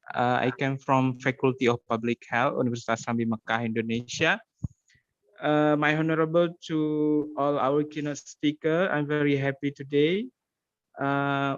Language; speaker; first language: English; non-native, learner; Indonesian